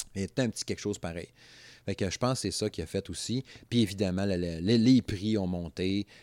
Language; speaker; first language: French; native; French